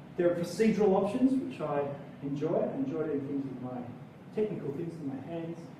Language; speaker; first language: English; native; English